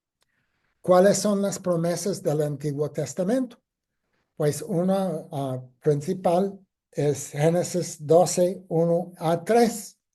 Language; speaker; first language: Spanish; non-native, fluent; English